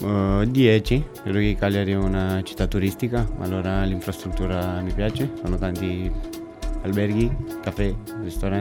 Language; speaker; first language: Italian; non-native, fluent; Romanian